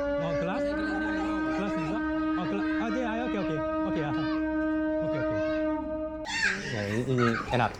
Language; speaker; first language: Indonesian; non-native, learner; Korean